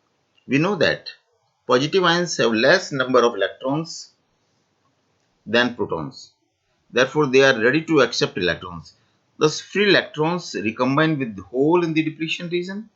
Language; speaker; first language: English; non-native, local second language; Hindi